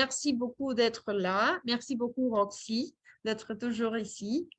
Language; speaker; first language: French; non-native, fluent; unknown